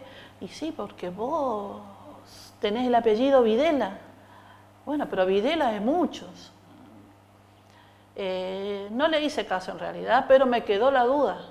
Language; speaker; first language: Spanish; native; Spanish